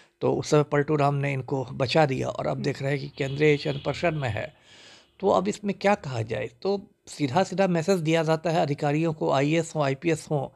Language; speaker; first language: Hindi; native; Hindi